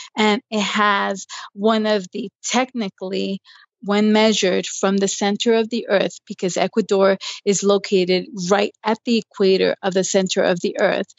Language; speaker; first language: English; native; English